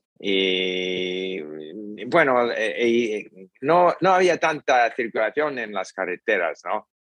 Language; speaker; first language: Spanish; non-native, fluent; English